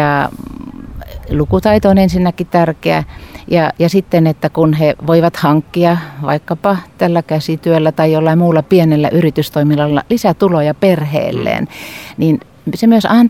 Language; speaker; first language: Finnish; native; Finnish